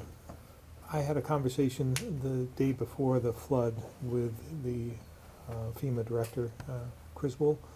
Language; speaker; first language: English; native; English